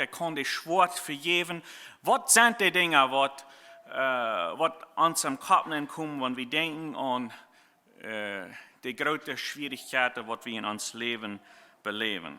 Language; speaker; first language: German; non-native, learner; Plautdietsch